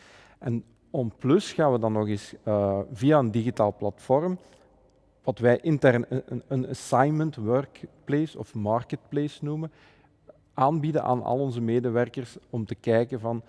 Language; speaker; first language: Dutch; native; Dutch